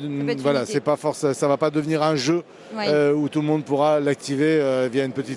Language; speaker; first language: French; native; French